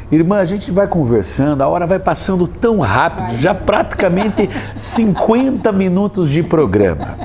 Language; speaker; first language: Portuguese; native; Portuguese